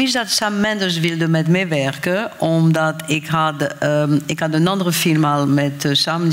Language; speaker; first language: Dutch; non-native, fluent; French